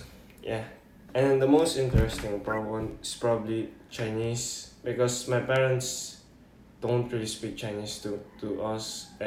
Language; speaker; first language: English; non-native, local second language; Filipino